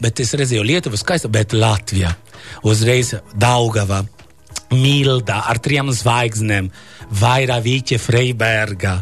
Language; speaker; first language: Latvian; non-native, fluent; Italian